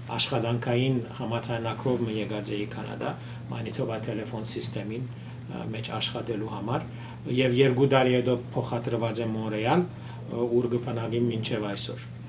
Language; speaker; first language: Armenian; early bilingual, heritage; Armenian